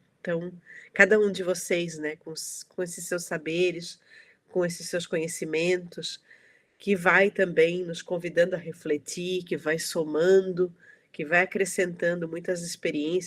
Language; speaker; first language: Portuguese; native; Portuguese